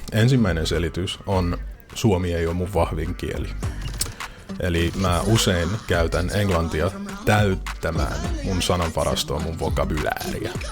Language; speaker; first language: Finnish; non-native, fluent; English